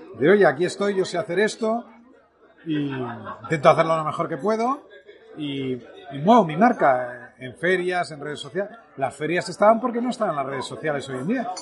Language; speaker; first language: Spanish; native; Spanish